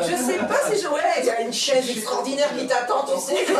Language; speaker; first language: French; native; French